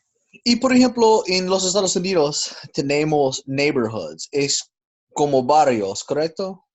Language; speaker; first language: Spanish; non-native, learner; English